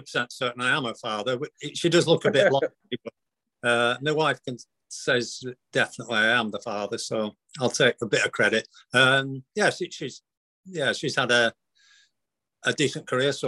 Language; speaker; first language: English; native; English